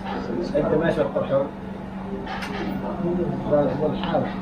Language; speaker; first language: Arabic; native; Arabic